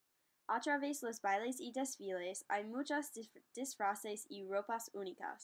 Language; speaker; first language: Spanish; non-native, learner; English